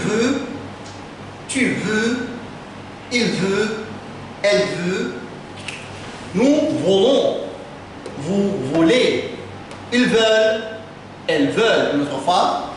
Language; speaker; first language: French; non-native, fluent; Arabic